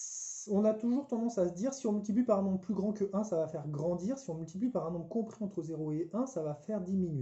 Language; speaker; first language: French; native; French